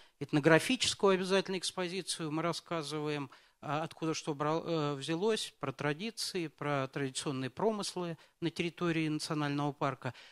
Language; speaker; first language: Russian; native; Russian